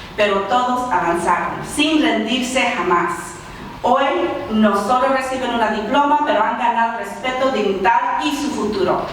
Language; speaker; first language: Spanish; early bilingual, heritage; Spanish